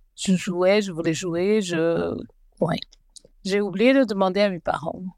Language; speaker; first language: French; native; French